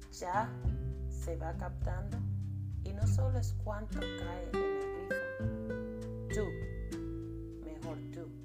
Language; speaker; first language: Spanish; native; Spanish